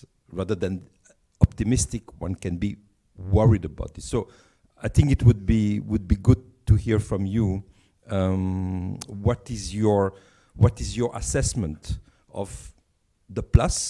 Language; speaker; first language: English; non-native, fluent; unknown